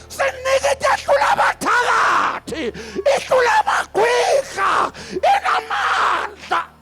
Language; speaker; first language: Zulu; native; Zulu